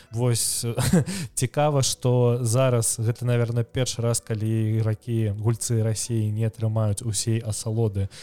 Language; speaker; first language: Belarusian; non-native, local second language; Russian